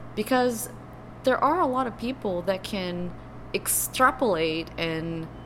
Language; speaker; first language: English; non-native, fluent; Portuguese